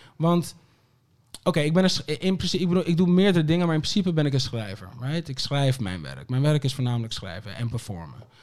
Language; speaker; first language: Dutch; early bilingual, other home language; Papiamento